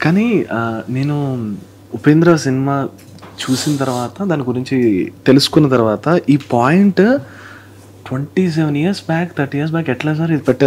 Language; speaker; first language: Telugu; native; Telugu